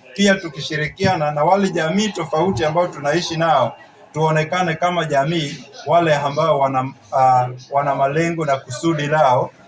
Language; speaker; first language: Swahili; non-native, local second language; Luo (Kenya and Tanzania)